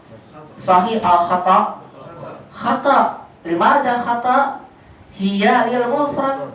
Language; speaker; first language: Arabic; non-native, fluent; Indonesian